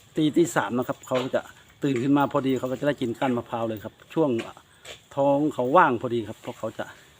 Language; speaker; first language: Thai; native; Thai